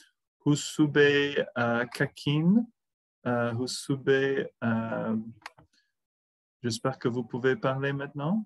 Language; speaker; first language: French; non-native, fluent; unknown